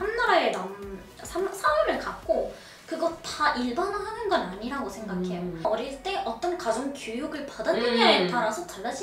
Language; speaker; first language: Korean; non-native, fluent; Arabic